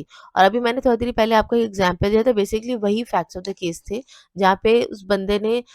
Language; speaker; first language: Hindi; native; Hindi